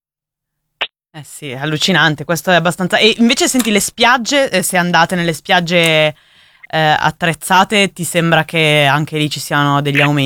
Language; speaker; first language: Italian; native; Italian